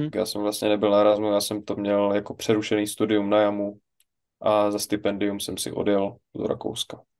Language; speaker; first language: Czech; native; Czech